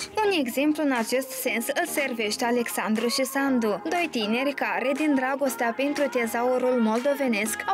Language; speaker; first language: Romanian; native; Romanian